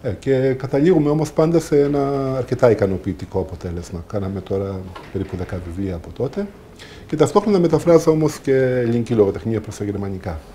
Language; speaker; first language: Greek; early bilingual, heritage; Greek